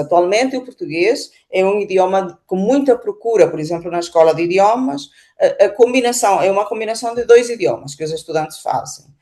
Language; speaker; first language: Portuguese; non-native, fluent; Spanish